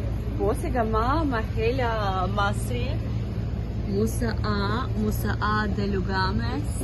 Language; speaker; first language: Arabic; non-native, learner; Russian